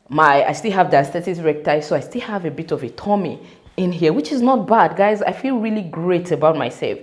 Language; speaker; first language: English; non-native, local second language; Yoruba